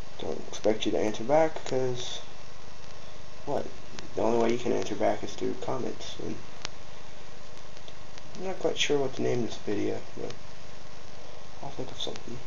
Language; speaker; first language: English; native; English